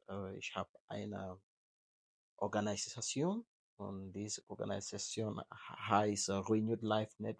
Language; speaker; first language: German; non-native, learner; English